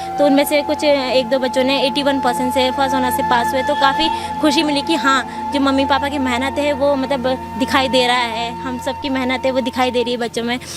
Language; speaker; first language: Hindi; non-native, local second language; Garhwali